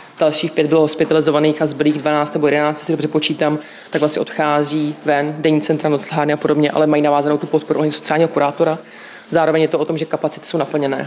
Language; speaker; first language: Czech; native; Czech